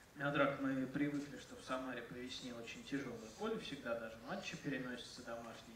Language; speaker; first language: Russian; native; Russian